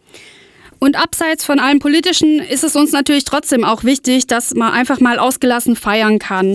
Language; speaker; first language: German; native; German